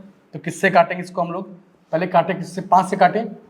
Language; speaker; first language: Hindi; native; Hindi